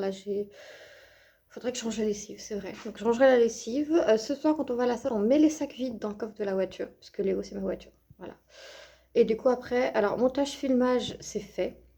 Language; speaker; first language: French; native; French